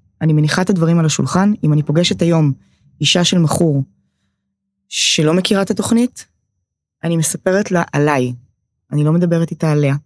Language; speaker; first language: Hebrew; native; Hebrew